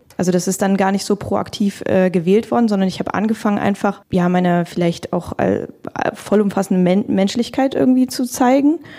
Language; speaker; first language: German; early bilingual, other home language; Russian